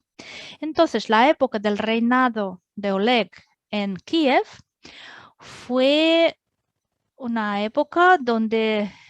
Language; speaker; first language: Spanish; non-native, fluent; Russian